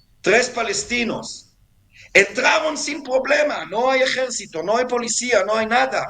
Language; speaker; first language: Spanish; non-native, fluent; Hebrew